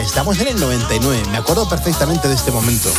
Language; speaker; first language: Spanish; native; Spanish